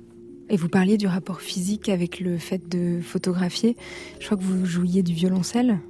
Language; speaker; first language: French; native; French